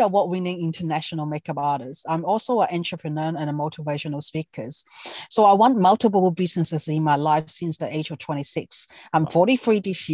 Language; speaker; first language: English; non-native, local second language; Cantonese